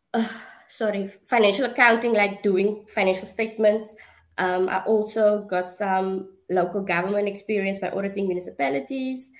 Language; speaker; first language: English; non-native, local second language; Afrikaans